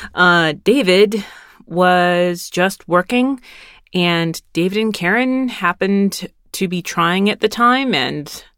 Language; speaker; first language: English; early bilingual, other home language; Spanish